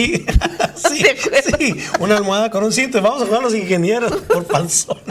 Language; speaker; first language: Spanish; native; Spanish